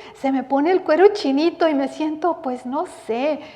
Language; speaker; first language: Spanish; early bilingual, heritage; Spanish